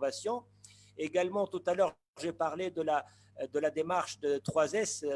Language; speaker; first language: French; non-native, local second language; Arabic